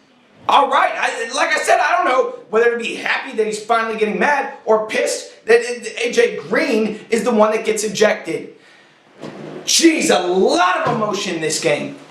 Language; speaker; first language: English; native; English